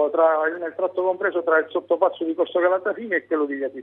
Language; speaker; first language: Italian; native; Italian